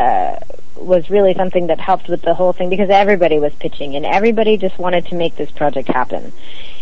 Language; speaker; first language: English; native; English